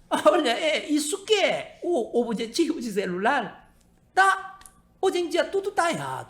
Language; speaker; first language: Portuguese; non-native, learner; Korean